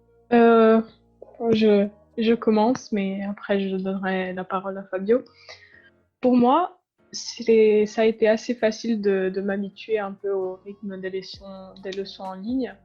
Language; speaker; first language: French; non-native, fluent; Italian